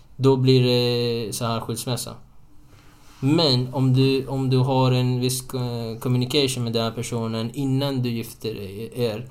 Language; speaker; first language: Swedish; non-native, fluent; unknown